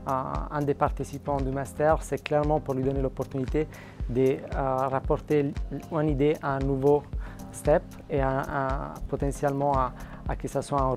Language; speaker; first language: French; non-native, fluent; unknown